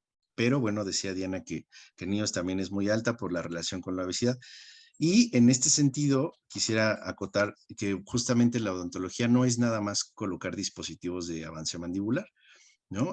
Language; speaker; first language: Spanish; native; Spanish